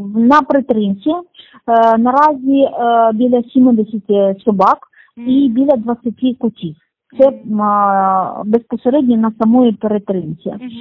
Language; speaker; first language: Ukrainian; non-native, local second language; Russian